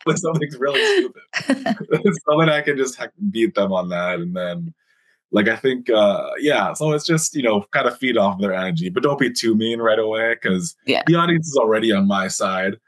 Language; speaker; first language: English; native; English